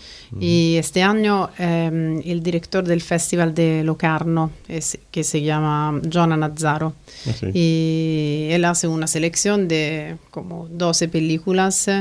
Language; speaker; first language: Spanish; non-native, fluent; Italian